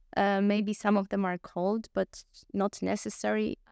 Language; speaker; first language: English; non-native, fluent; Polish